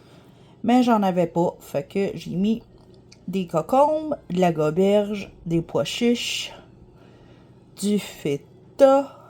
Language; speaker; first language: French; native; French